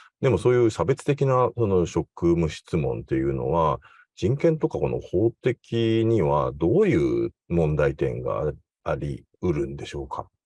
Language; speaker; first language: Japanese; native; Japanese